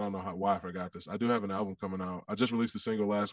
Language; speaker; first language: English; native; English